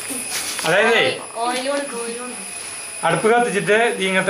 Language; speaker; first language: Malayalam; native; Malayalam